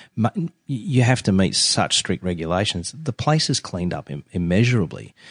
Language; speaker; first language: English; native; English